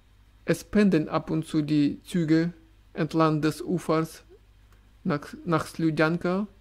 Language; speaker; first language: German; non-native, fluent; Russian